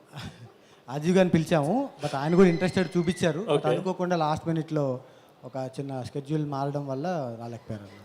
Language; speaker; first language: Telugu; native; Telugu